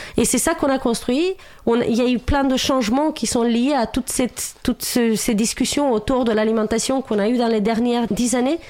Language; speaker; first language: French; non-native, fluent; Romanian